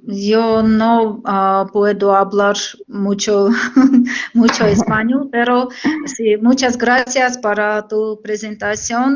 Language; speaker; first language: Spanish; non-native, learner; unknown